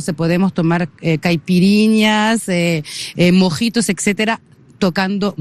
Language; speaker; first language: Spanish; native; Spanish